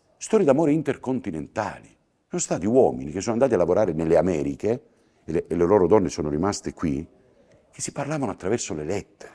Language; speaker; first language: Italian; native; Italian